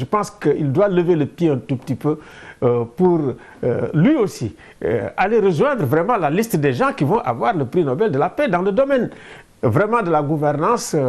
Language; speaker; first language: French; non-native, local second language; Wolof